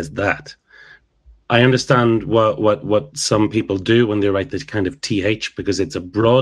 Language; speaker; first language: English; native; English